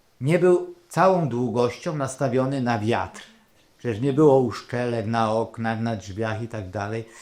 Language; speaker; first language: Polish; non-native, local second language; Rusyn